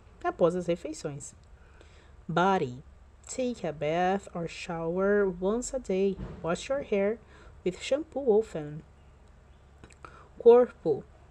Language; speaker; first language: English; non-native, fluent; Portuguese